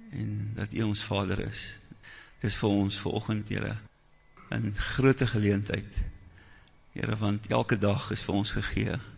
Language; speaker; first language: Afrikaans; native; Afrikaans